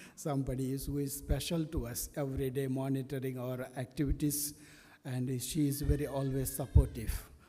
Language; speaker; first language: English; non-native, local second language; Tamil